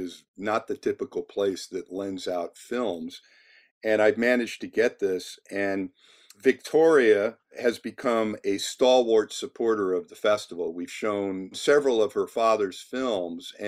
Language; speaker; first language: English; native; English